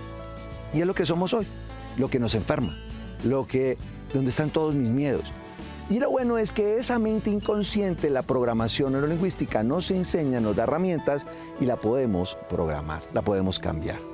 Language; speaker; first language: Spanish; native; Spanish